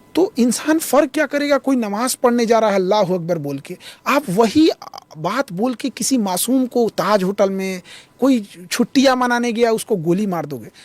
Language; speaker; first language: Hindi; native; Hindi